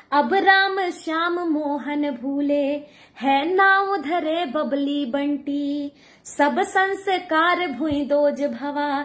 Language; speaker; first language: Hindi; native; Hindi